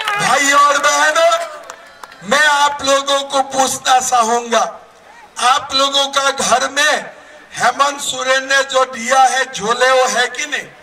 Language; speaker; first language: Hindi; non-native, local second language; Assamese